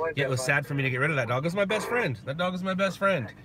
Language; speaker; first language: English; native; English